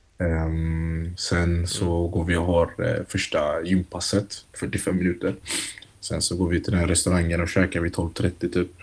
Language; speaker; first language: Swedish; early bilingual, other home language; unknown